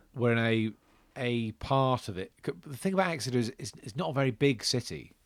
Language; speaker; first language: English; native; English